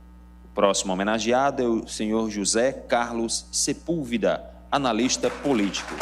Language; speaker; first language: Portuguese; native; Portuguese